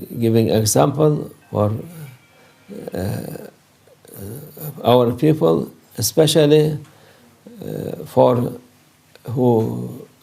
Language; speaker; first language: English; non-native, learner; Turkish